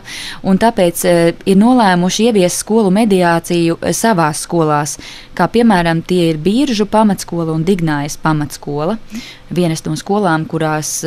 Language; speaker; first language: Latvian; native; Latvian